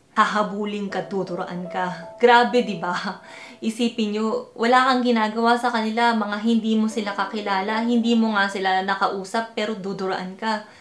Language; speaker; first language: Filipino; early bilingual, heritage; Filipino